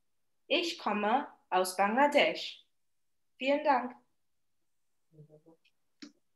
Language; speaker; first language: German; non-native, fluent; Bangla